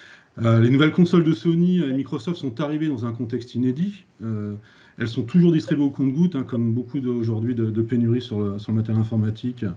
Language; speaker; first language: French; native; French